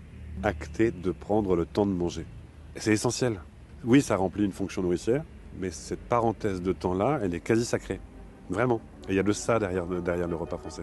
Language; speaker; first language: French; native; French